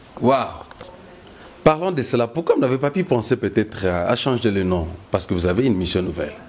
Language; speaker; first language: French; non-native, local second language; Lingala